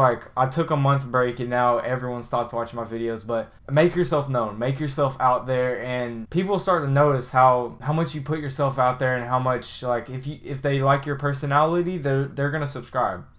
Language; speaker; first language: English; native; English